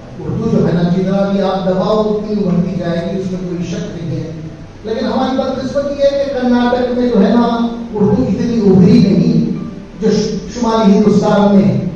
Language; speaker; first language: Urdu; native; Urdu